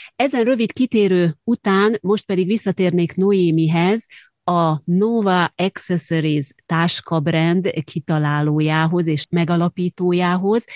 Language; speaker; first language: Hungarian; native; Hungarian